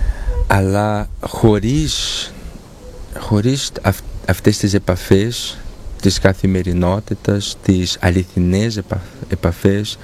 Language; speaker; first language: Greek; non-native, learner; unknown